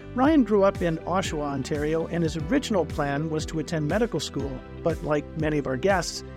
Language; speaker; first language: English; native; English